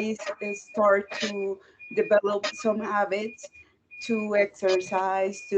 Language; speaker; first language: English; non-native, learner; Spanish